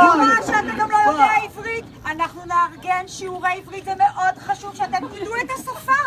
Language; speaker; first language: Hebrew; native; Hebrew